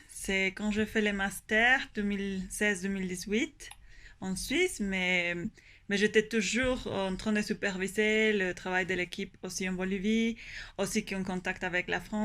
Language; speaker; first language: French; non-native, fluent; Spanish